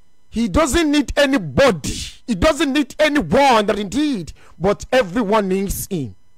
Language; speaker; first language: English; non-native, local second language; Yoruba